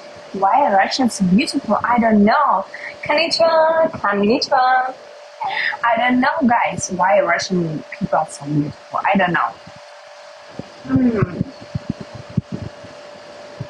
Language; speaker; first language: English; non-native, learner; Russian